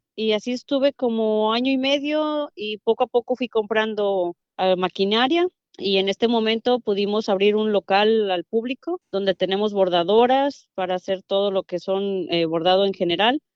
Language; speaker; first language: Spanish; native; Spanish